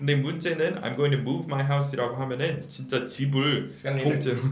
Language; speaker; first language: Korean; non-native, fluent; English